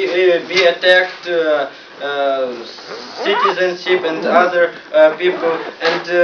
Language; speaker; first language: English; non-native, learner; Ukrainian